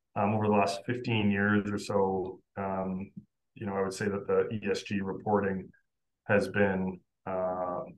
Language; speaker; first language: English; native; English